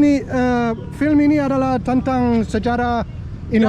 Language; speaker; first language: Indonesian; non-native, learner; English